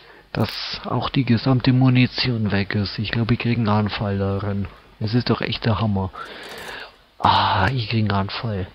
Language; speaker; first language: German; native; German